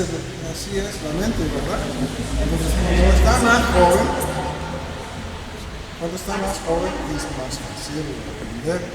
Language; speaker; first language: Spanish; non-native, fluent; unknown